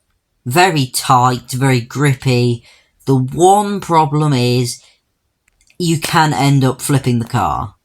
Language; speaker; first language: English; native; English